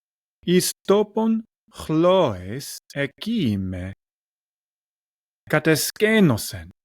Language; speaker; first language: Greek; non-native, learner; English